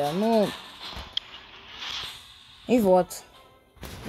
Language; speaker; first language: Russian; early bilingual, heritage; English